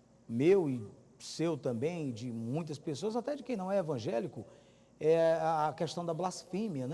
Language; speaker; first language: Portuguese; native; Portuguese